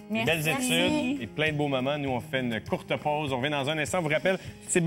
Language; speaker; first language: French; native; French